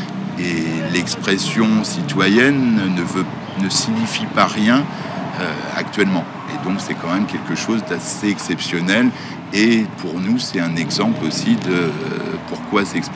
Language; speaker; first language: French; native; French